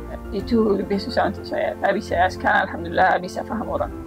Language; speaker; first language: Indonesian; non-native, learner; Arabic